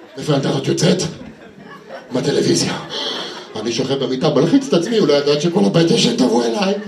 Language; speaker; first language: Hebrew; native; Hebrew